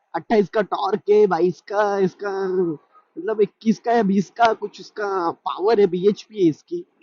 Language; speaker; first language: Hindi; non-native, local second language; Marathi